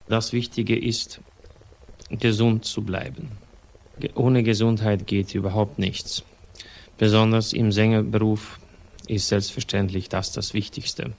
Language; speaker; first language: German; non-native, fluent; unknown